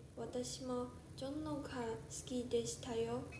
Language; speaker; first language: Japanese; non-native, learner; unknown